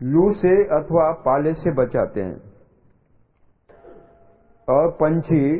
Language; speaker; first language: Hindi; non-native, local second language; Marathi